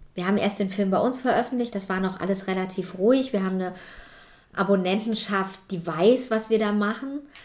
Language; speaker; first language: German; native; German